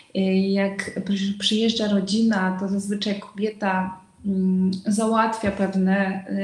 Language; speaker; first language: Polish; non-native, fluent; Uzbek